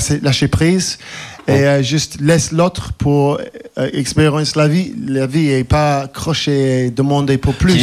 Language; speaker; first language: French; non-native, fluent; English